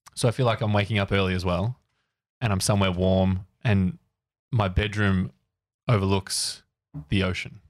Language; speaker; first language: English; native; English